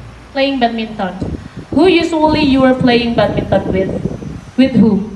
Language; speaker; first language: English; non-native, fluent; Indonesian